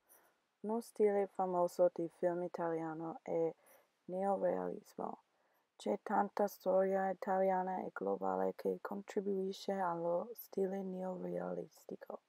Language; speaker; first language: Italian; non-native, learner; English